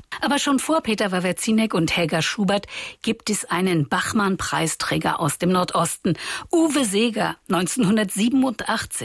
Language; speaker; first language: German; native; German